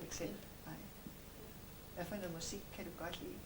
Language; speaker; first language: Danish; native; Danish